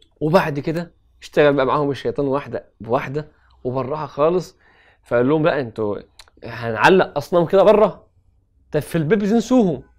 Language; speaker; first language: Arabic; native; Arabic